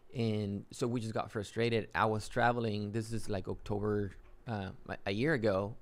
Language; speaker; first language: English; non-native, fluent; Spanish